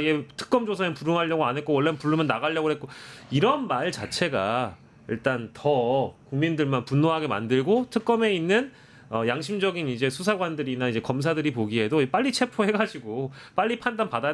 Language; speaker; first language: Korean; native; Korean